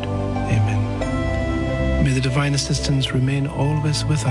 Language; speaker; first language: English; native; English